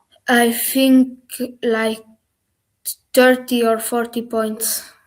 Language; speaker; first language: English; non-native, learner; German